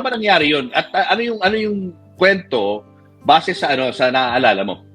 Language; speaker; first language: Filipino; native; Filipino